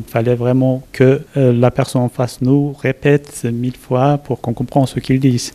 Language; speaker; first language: French; non-native, fluent; Turkish